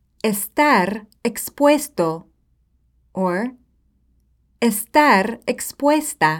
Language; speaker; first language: Spanish; non-native, fluent; English